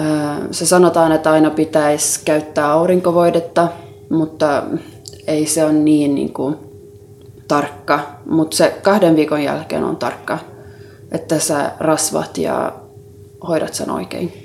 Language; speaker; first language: Finnish; non-native, local second language; Swedish